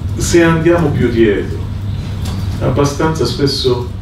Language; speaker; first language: Italian; non-native, fluent; Maltese